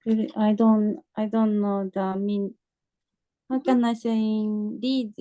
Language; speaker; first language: English; non-native, learner; Japanese